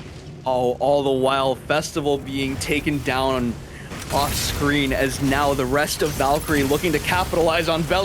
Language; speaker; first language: English; native; English